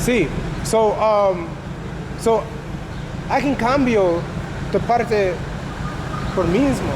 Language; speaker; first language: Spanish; non-native, learner; English